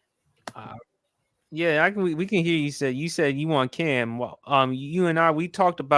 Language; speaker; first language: English; native; English